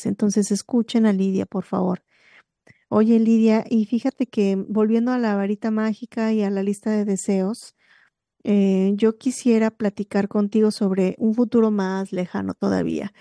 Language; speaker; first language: Spanish; native; Spanish